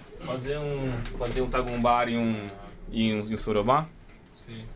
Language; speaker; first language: Portuguese; non-native, learner; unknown